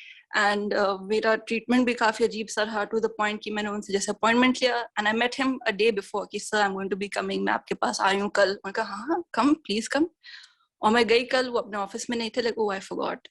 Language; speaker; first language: Hindi; native; Hindi